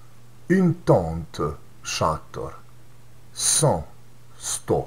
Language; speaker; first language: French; non-native, fluent; Serbian